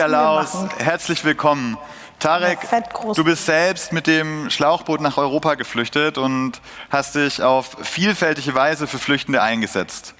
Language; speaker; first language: German; native; German